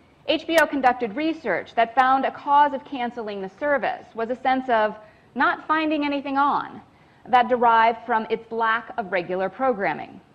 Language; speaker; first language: English; native; English